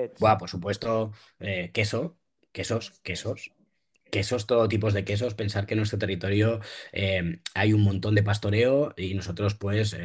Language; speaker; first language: Spanish; native; Spanish